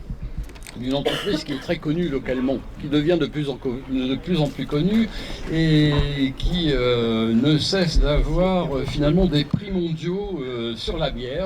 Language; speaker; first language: French; native; French